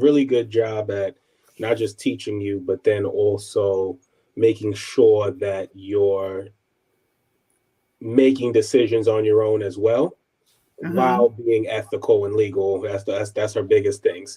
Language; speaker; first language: English; native; English